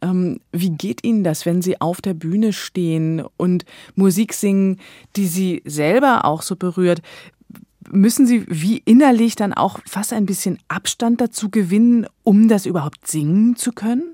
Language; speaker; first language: German; native; German